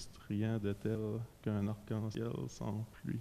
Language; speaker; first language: French; native; French